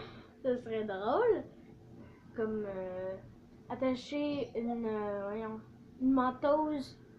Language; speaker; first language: French; native; French